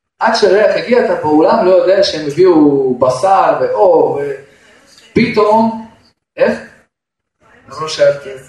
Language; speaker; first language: Hebrew; non-native, fluent; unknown